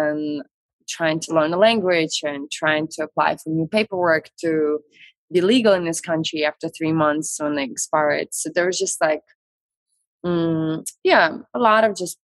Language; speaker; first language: English; non-native, fluent; Russian